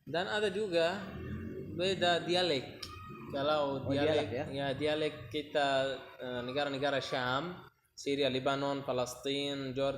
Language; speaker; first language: Indonesian; non-native, learner; Arabic